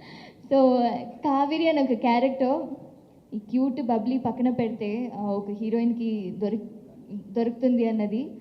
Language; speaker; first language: Telugu; non-native, local second language; Tamil